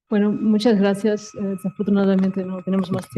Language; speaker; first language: Spanish; non-native, fluent; Portuguese